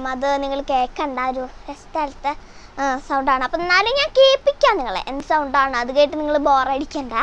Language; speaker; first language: Malayalam; native; Malayalam